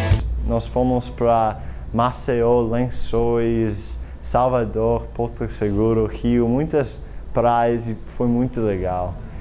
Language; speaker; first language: Portuguese; non-native, learner; English